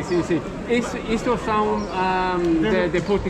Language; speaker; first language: Portuguese; non-native, learner; English